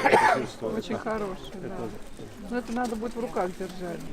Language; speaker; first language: Russian; non-native, fluent; Estonian